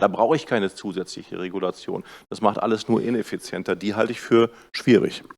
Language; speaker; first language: German; native; German